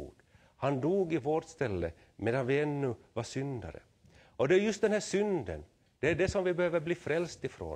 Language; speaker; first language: Swedish; native; Swedish